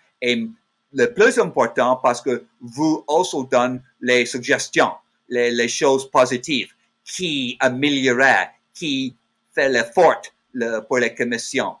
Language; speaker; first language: French; non-native, learner; English